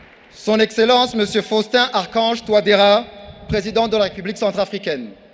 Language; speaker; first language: French; non-native, local second language; Kinyarwanda